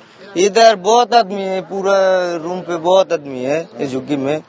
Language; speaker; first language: Hindi; non-native, learner; Bangla